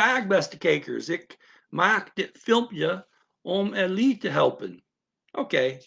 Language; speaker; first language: Dutch; non-native, learner; English